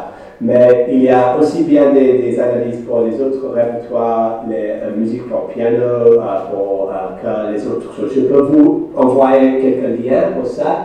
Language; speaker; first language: French; non-native, fluent; English